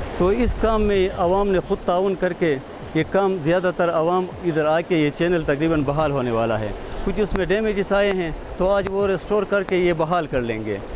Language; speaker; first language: Urdu; non-native, local second language; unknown